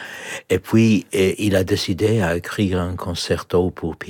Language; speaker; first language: French; non-native, fluent; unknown